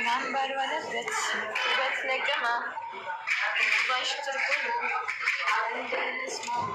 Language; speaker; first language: Arabic; non-native, learner; Amharic